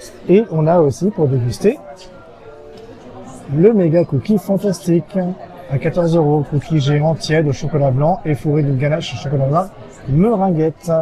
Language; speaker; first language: French; native; French